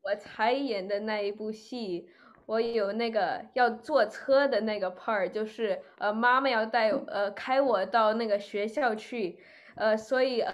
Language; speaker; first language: Chinese; early bilingual, other home language; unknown